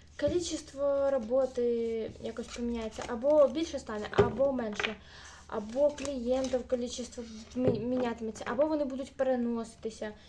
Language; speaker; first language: Ukrainian; native; Ukrainian